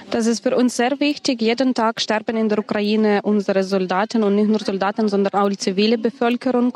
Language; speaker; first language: German; non-native, fluent; Ukrainian